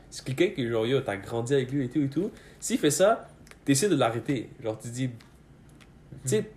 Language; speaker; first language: French; early bilingual, other home language; Persian